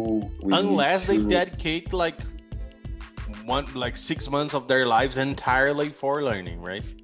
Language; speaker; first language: English; non-native, fluent; Portuguese